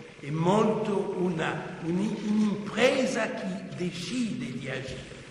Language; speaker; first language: Italian; non-native, fluent; French